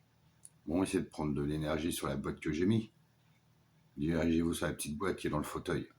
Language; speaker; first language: French; native; French